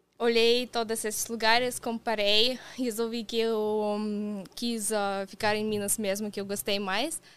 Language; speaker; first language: Portuguese; non-native, fluent; Russian